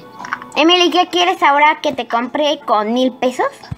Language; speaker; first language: Spanish; native; Spanish